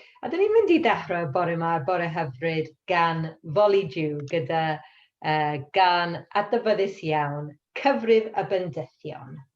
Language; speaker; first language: Welsh; non-native, local second language; English